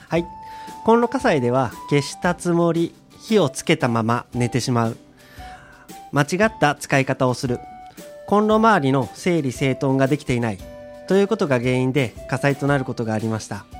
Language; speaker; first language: Japanese; native; Japanese